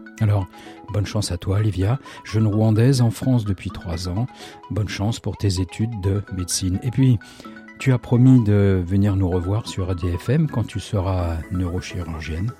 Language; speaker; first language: French; native; French